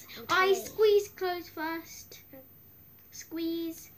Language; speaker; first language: English; native; English